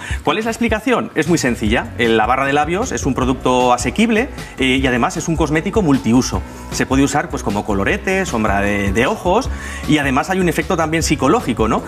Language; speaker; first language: Spanish; native; Spanish